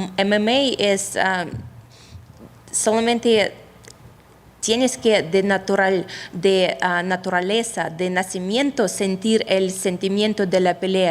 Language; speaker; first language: Spanish; non-native, fluent; Russian